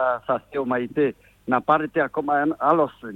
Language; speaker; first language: Greek; non-native, fluent; French